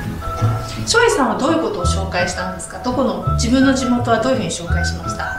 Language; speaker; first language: Japanese; native; Japanese